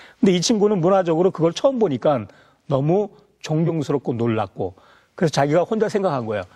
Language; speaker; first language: Korean; native; Korean